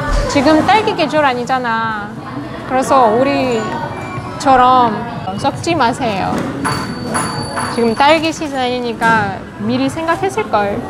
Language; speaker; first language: Korean; non-native, fluent; Russian